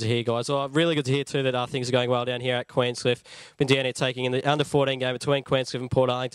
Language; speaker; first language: English; native; English